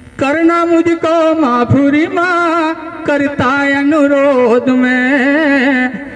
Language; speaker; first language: Hindi; native; Hindi